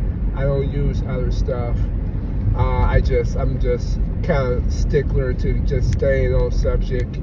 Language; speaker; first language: English; native; English